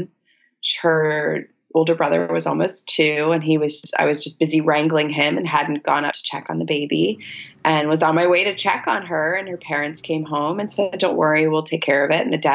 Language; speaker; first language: English; native; English